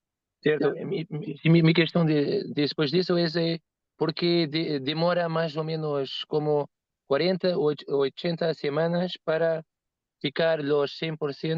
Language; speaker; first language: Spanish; non-native, learner; Portuguese